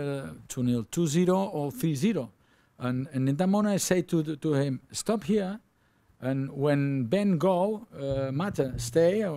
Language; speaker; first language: English; non-native, learner; Spanish